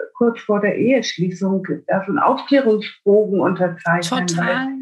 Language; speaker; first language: German; native; German